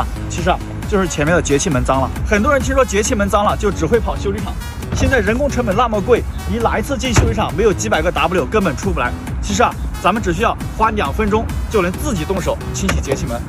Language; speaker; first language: Chinese; native; Chinese